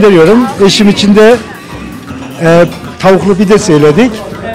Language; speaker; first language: Turkish; non-native, learner; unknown